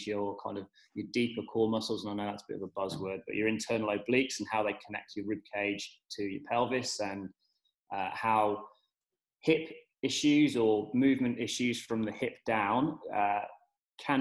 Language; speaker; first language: English; native; English